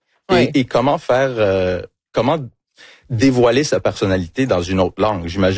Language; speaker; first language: French; early bilingual, other home language; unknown